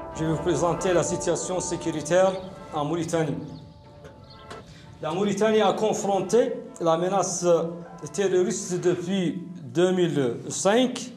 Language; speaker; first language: French; non-native, local second language; Arabic